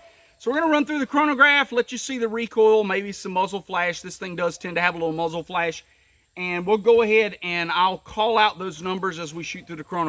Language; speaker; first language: English; native; English